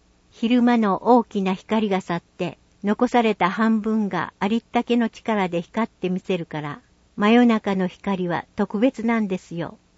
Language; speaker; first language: Japanese; native; Japanese